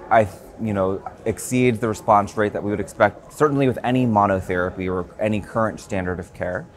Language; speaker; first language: English; native; English